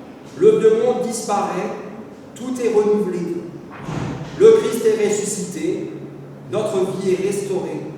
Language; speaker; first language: French; native; French